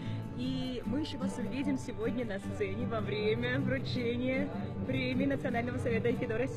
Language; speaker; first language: Russian; native; Russian